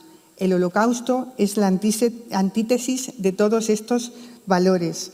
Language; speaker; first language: Spanish; native; Spanish